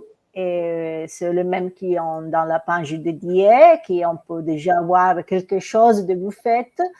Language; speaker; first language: French; non-native, learner; Italian